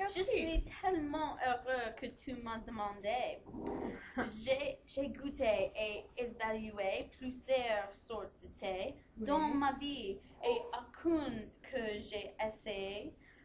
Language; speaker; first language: French; non-native, learner; English